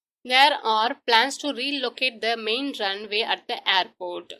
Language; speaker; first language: English; non-native, local second language; Tamil